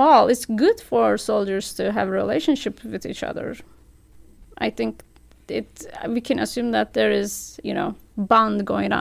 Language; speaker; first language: English; non-native, fluent; Turkish